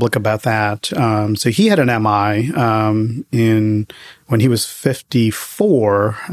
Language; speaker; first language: English; early bilingual, other home language; Tamil